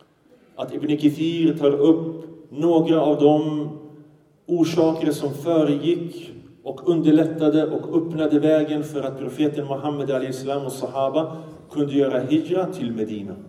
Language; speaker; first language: Swedish; early bilingual, other home language; Arabic